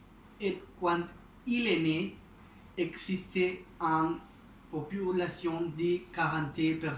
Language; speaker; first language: French; non-native, learner; Spanish